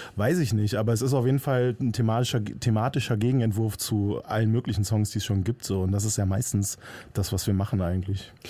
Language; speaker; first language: German; native; German